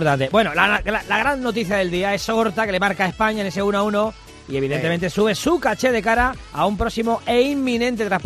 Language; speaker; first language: Spanish; native; Spanish